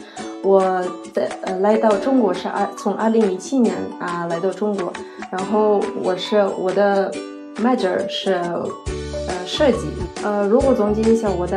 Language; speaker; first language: Chinese; non-native, fluent; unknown